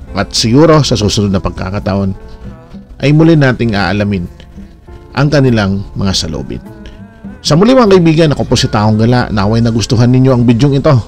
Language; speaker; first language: Filipino; native; Filipino